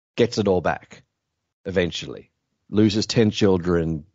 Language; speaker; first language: English; native; English